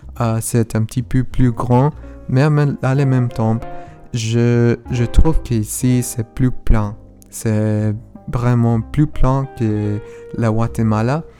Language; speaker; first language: French; non-native, learner; Spanish